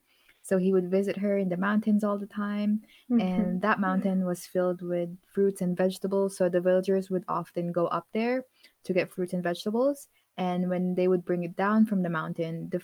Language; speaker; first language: English; non-native, local second language; Filipino